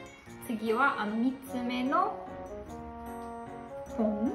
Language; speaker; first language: Japanese; non-native, learner; German